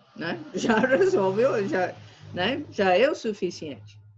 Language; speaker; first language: Portuguese; non-native, fluent; English